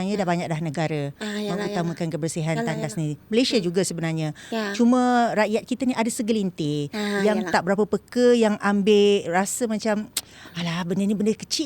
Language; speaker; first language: Malay; native; Malay